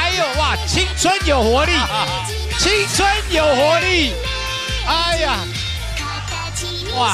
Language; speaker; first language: Chinese; native; Chinese